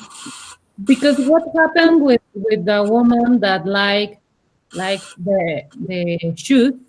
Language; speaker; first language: English; non-native, learner; Spanish